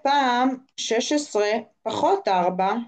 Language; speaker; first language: Hebrew; native; Hebrew